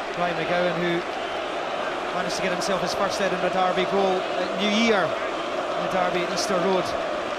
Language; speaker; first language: English; native; English